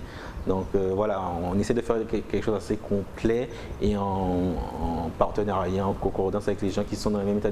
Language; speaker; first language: French; native; French